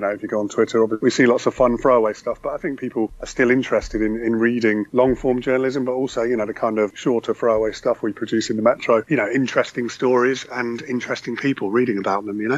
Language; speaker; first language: English; native; English